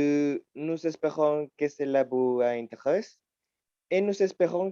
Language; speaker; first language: French; non-native, learner; Spanish